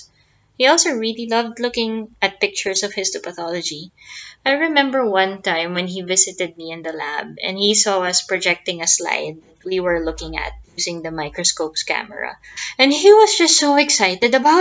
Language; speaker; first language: English; non-native, local second language; Filipino